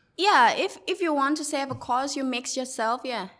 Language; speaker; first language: English; non-native, learner; Thai